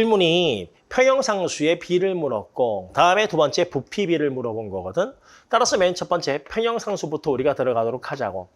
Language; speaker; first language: Korean; native; Korean